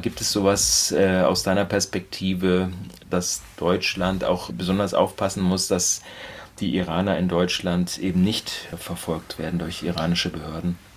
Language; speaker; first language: German; native; German